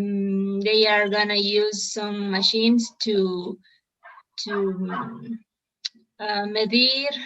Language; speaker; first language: English; non-native, learner; Spanish